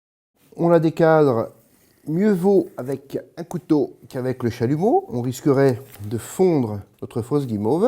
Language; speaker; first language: French; native; French